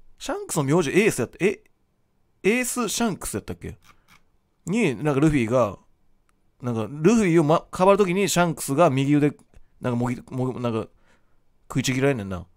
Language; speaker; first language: Japanese; native; Japanese